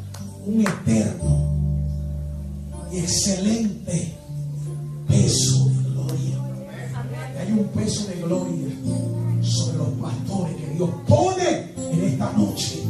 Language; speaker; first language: Spanish; native; Spanish